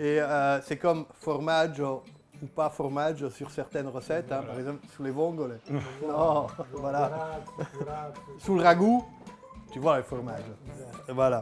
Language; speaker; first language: French; native; French